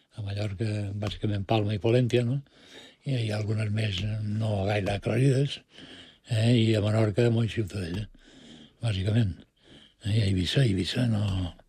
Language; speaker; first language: Catalan; early bilingual, other home language; Spanish